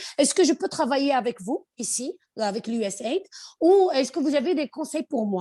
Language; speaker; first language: French; non-native, local second language; Arabic